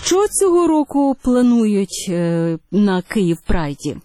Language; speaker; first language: Ukrainian; native; Ukrainian